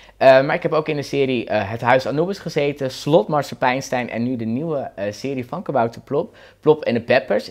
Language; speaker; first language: Dutch; native; Dutch